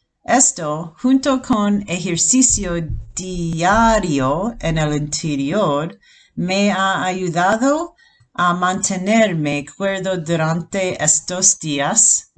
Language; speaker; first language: Spanish; non-native, fluent; English